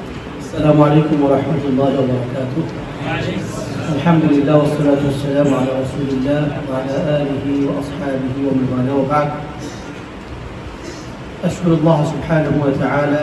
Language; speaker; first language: Arabic; non-native, fluent; Bangla